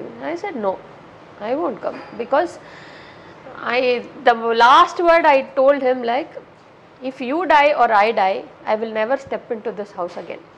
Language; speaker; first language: Telugu; non-native, fluent; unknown